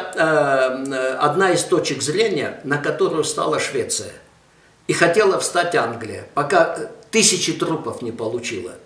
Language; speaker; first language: Russian; non-native, local second language; Armenian